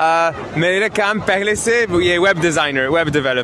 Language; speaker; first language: Hindi; non-native, learner; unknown